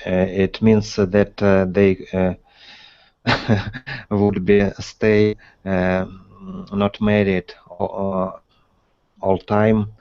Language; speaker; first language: English; non-native, learner; Russian